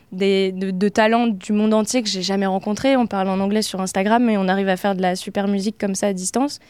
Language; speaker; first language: French; native; French